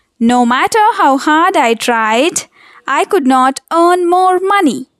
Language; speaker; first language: English; non-native, local second language; Telugu